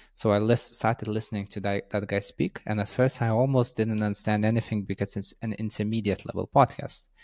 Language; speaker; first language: English; non-native, fluent; Lithuanian